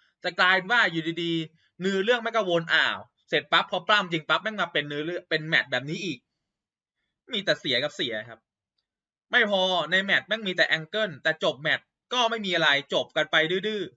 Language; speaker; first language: Thai; native; Thai